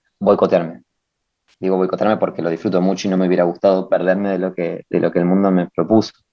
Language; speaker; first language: Spanish; native; Spanish